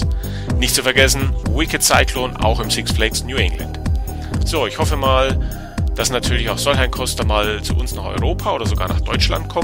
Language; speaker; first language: German; native; German